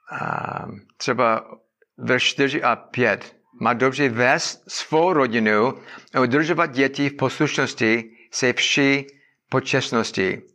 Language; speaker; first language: Czech; non-native, learner; English